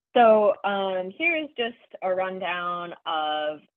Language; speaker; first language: English; native; English